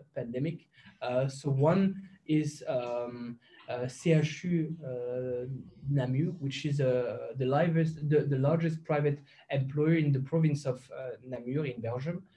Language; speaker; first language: English; non-native, fluent; French